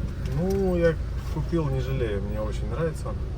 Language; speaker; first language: Russian; native; Russian